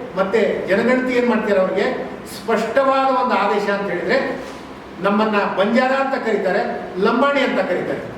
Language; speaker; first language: Kannada; non-native, local second language; Lambadi